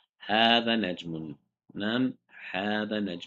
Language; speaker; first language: Arabic; non-native, fluent; English